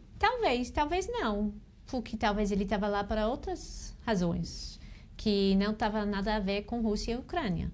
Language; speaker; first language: Portuguese; non-native, fluent; English